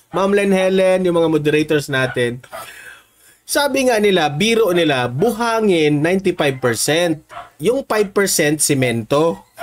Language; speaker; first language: Filipino; non-native, local second language; Cebuano